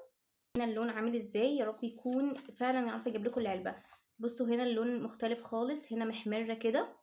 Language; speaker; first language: Arabic; native; Arabic